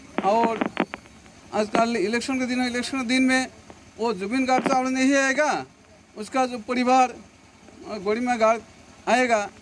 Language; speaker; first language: Hindi; non-native, local second language; Assamese